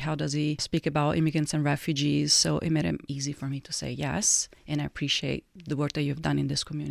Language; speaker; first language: English; non-native, fluent; Italian